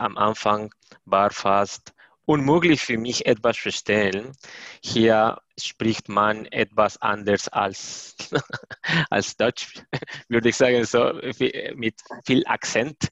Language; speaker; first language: German; non-native, learner; Spanish